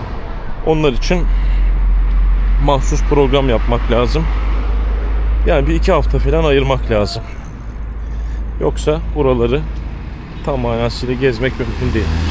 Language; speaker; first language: Turkish; native; Turkish